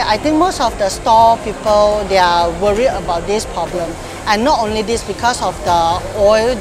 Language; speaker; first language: English; non-native, local second language; Min Nan Chinese